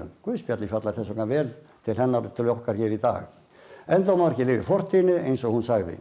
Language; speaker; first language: Icelandic; native; Icelandic